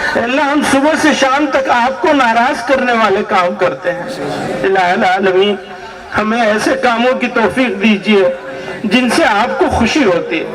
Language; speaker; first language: Urdu; native; Urdu